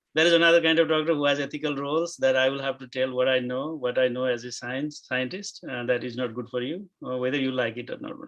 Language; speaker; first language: English; non-native, local second language; Nepali